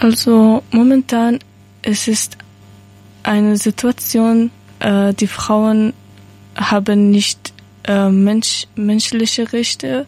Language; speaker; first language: German; non-native, learner; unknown